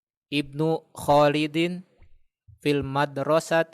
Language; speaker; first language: Arabic; non-native, learner; Indonesian